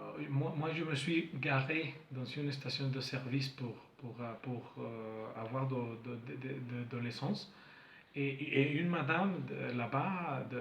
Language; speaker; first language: French; non-native, fluent; Spanish